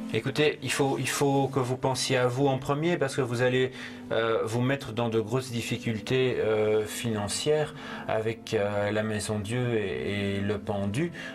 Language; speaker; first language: French; native; French